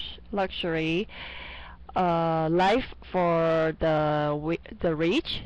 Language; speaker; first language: English; non-native, fluent; Chinese